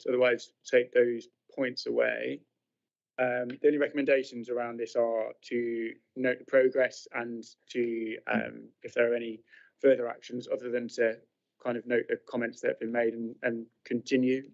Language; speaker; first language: English; native; English